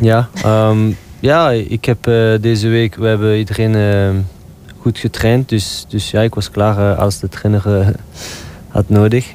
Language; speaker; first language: Dutch; non-native, local second language; French